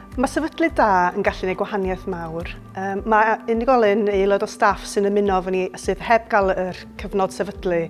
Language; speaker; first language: Welsh; native; Welsh